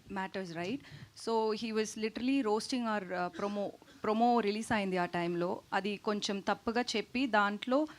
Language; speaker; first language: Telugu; non-native, learner; Tamil